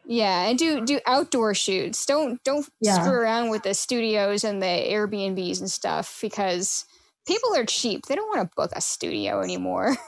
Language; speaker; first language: English; native; English